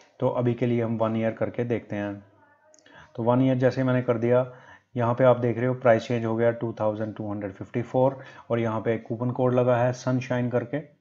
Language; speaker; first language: Hindi; native; Hindi